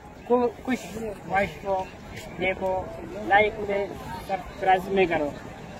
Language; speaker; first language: Hindi; non-native, learner; Oromo